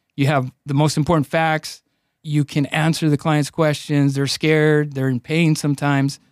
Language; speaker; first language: English; early bilingual, other home language; Spanish